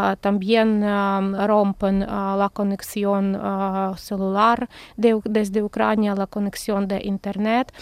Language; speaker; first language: Spanish; non-native, learner; Ukrainian